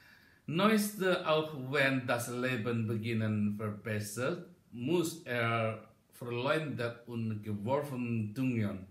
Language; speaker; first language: German; non-native, learner; Indonesian